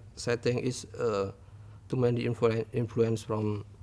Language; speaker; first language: English; non-native, learner; Indonesian